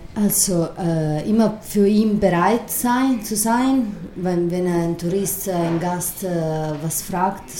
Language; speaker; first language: German; non-native, learner; Italian